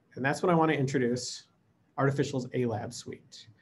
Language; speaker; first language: English; native; English